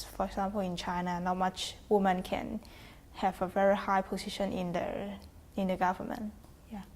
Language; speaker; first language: English; non-native, fluent; Chinese